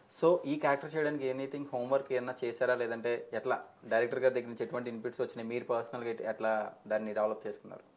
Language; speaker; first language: Telugu; native; Telugu